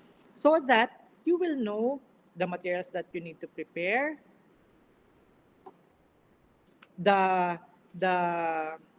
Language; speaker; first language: English; non-native, local second language; Filipino